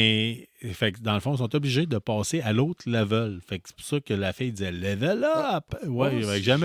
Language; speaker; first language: French; native; French